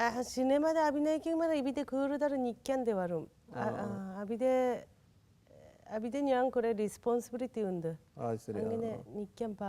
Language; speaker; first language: Malayalam; non-native, learner; Japanese